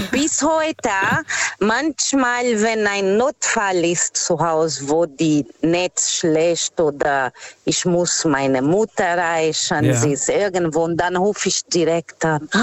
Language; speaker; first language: German; non-native, fluent; Portuguese